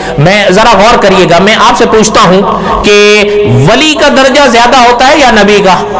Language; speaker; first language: Urdu; non-native, local second language; Pashto